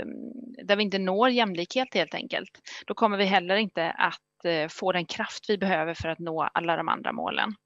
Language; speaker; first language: Swedish; native; Swedish